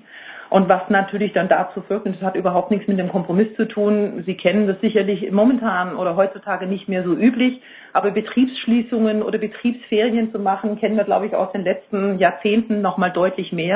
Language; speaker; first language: German; native; German